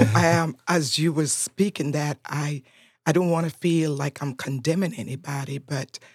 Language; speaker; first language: English; non-native, fluent; Spanish